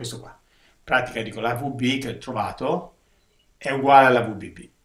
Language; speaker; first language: Italian; native; Italian